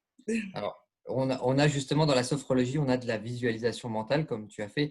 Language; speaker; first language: French; native; French